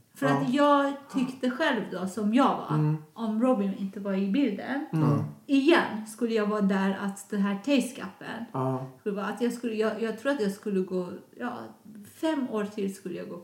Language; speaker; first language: Swedish; non-native, fluent; Persian